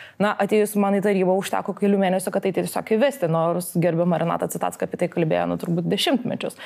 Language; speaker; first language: Lithuanian; non-native, local second language; Polish